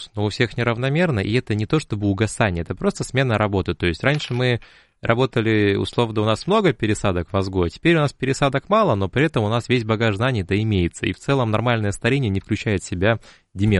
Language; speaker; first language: Russian; native; Russian